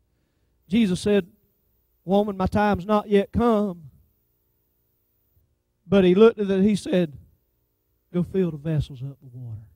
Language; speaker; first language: English; native; English